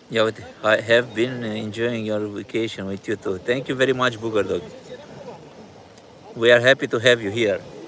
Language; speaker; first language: English; non-native, fluent; Romanian